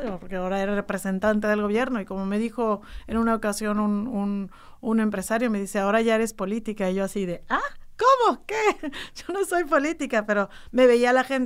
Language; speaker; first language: Spanish; native; Spanish